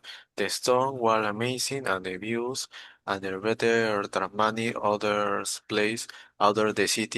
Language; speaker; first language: English; non-native, learner; Spanish